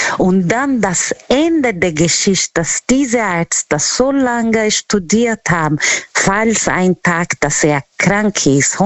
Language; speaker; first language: German; non-native, learner; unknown